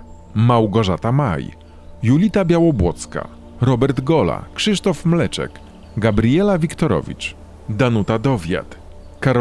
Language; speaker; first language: Polish; native; Polish